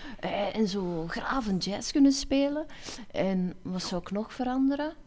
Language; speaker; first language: Dutch; native; Dutch